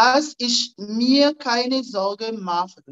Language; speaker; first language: German; non-native, fluent; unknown